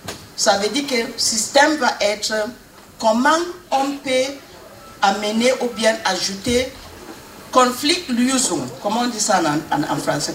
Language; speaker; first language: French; non-native, fluent; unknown